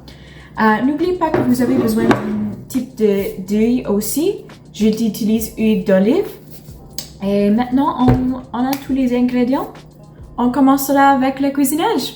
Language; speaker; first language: French; non-native, learner; English